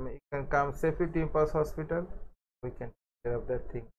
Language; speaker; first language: English; non-native, local second language; Bangla